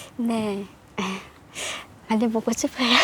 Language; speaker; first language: Korean; non-native, learner; Vietnamese